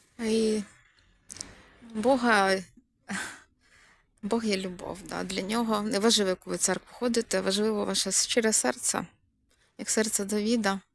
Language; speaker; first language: Ukrainian; native; Ukrainian